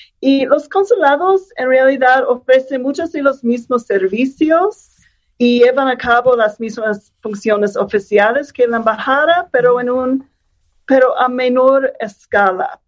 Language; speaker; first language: Spanish; non-native, fluent; English